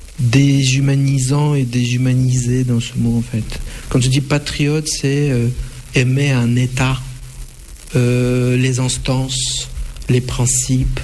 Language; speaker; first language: French; non-native, fluent; Russian